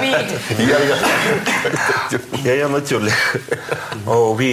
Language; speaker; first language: French; non-native, learner; Russian